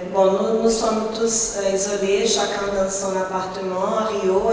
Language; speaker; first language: French; non-native, fluent; Portuguese